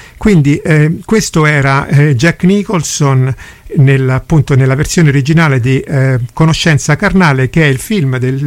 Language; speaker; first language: Italian; native; Italian